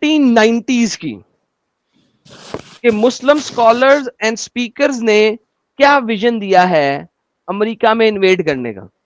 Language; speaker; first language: Hindi; native; Hindi